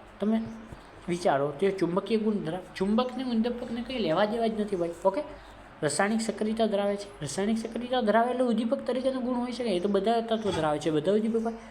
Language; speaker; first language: Gujarati; non-native, local second language; Marwari